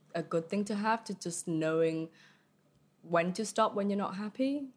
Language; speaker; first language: English; early bilingual, other home language; Vietnamese